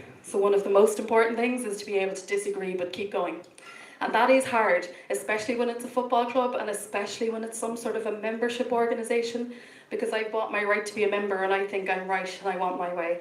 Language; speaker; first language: English; native; English